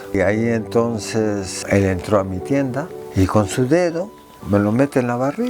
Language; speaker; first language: Spanish; early bilingual, heritage; Spanish